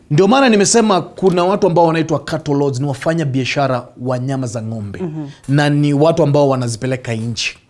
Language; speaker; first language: Swahili; non-native, local second language; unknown